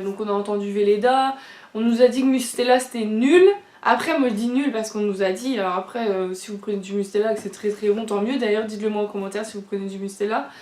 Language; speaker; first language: French; native; French